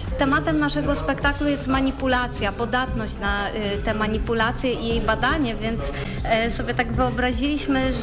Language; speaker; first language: Polish; native; Polish